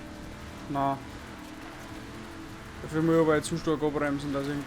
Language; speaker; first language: German; native; German